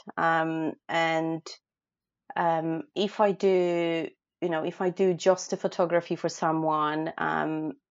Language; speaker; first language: English; non-native, fluent; Polish